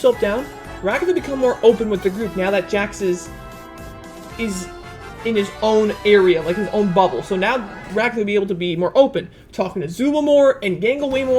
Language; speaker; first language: English; native; English